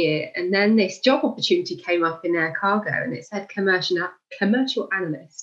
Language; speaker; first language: English; native; English